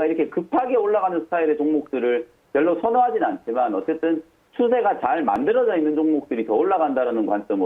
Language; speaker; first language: Korean; native; Korean